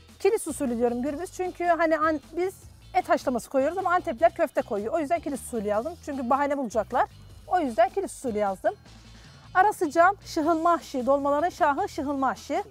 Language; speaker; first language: Turkish; native; Turkish